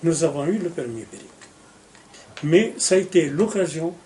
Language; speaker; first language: French; non-native, local second language; Arabic